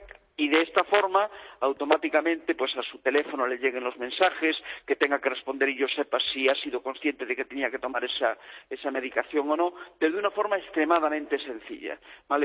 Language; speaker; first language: Spanish; native; Spanish